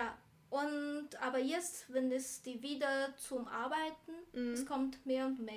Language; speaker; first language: German; non-native, learner; Chinese